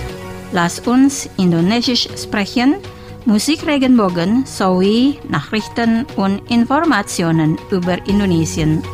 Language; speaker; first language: German; non-native, fluent; Indonesian